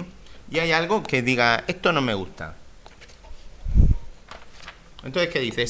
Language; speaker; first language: Spanish; native; Spanish